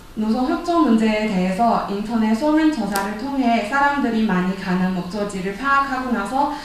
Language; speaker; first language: Korean; non-native, fluent; Chinese